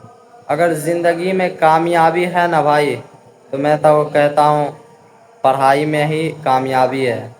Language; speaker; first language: Hindi; native; Hindi